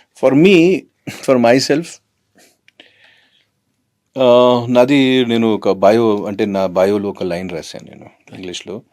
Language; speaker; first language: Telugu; non-native, fluent; Hindi